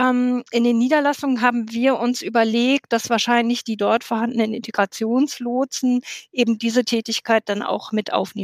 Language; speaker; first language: German; native; German